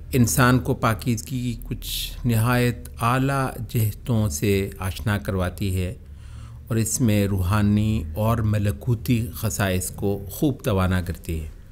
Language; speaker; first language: Urdu; native; Urdu